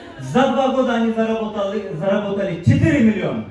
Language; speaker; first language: Russian; non-native, local second language; Kyrgyz